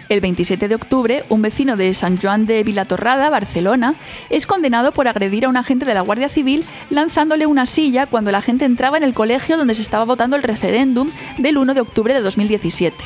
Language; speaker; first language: Spanish; native; Spanish